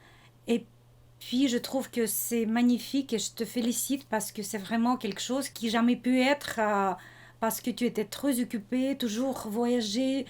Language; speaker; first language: French; non-native, fluent; Russian